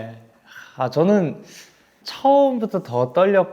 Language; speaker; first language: Korean; native; Korean